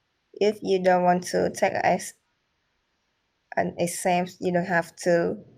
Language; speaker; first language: English; non-native, learner; Vietnamese